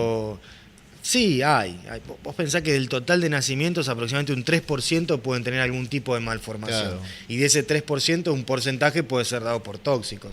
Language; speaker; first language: Spanish; native; Spanish